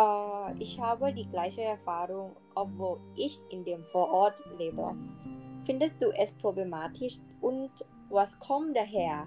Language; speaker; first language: German; non-native, learner; Thai